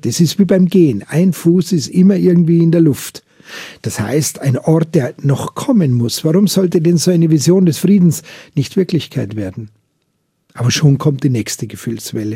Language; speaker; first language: German; native; German